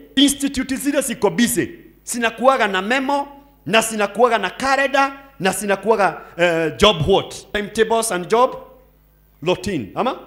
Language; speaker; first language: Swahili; non-native, local second language; Kikuyu